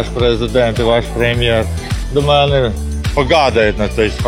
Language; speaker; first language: Polish; non-native, learner; Ukrainian